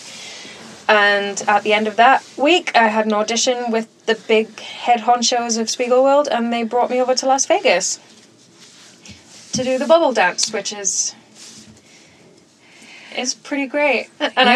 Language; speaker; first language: English; native; English